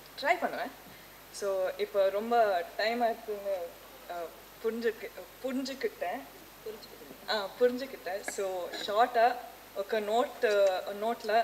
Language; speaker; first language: Tamil; non-native, learner; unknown